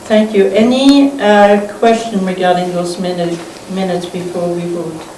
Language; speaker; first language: English; non-native, fluent; French